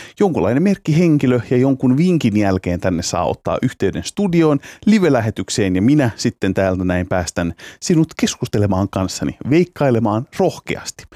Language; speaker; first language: Finnish; native; Finnish